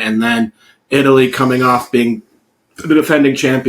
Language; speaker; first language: English; native; English